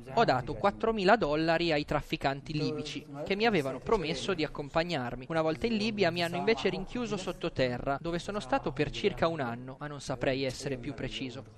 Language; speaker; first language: Italian; non-native, fluent; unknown